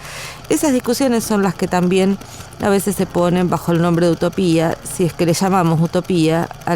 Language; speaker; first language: Spanish; native; Spanish